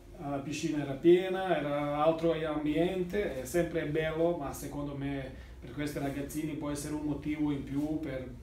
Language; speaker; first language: Italian; non-native, learner; Serbian